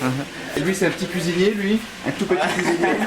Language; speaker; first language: French; native; French